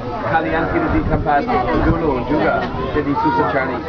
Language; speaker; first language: Indonesian; non-native, learner; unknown